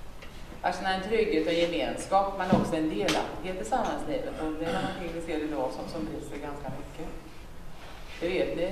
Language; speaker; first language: Swedish; native; Swedish